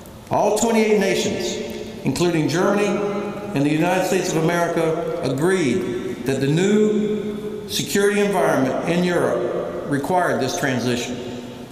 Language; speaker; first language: English; native; English